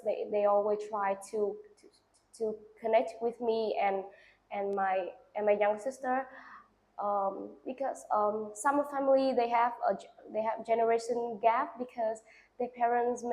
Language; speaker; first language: English; non-native, learner; Vietnamese